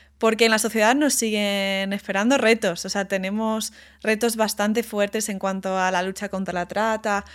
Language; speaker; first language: Spanish; non-native, fluent; English